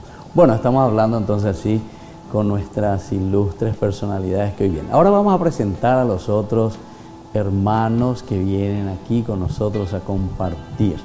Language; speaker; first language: Spanish; native; Spanish